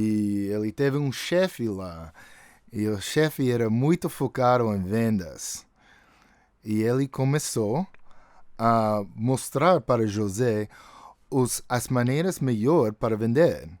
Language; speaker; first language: Portuguese; non-native, fluent; English